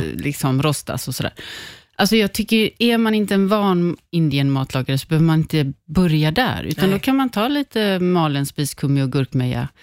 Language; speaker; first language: Swedish; native; Swedish